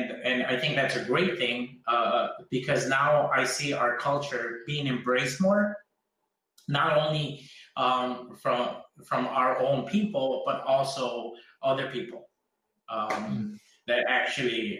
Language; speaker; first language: English; early bilingual, other home language; Spanish